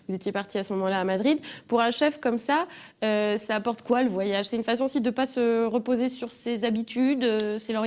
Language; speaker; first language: French; native; French